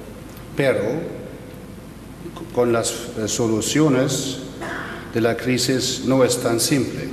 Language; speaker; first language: Spanish; non-native, fluent; German